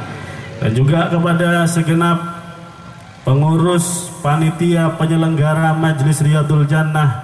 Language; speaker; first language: Indonesian; non-native, local second language; Javanese